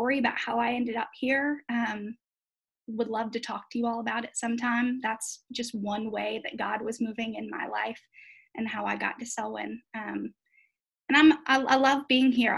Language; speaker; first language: English; native; English